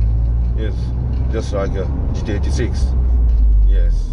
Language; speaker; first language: English; non-native, learner; Japanese